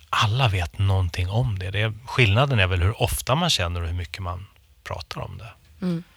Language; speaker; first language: Swedish; native; Swedish